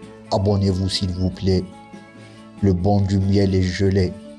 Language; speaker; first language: French; non-native, local second language; Arabic